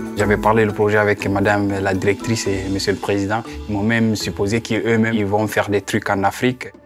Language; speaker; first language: French; non-native, local second language; Fula